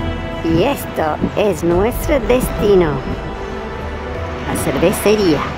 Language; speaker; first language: Spanish; non-native, learner; English